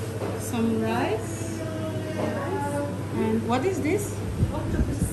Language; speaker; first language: English; non-native, fluent; French